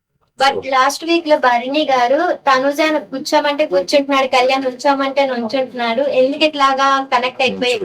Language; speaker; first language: Telugu; native; Telugu